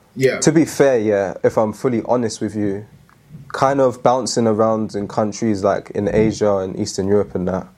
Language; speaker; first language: English; native; English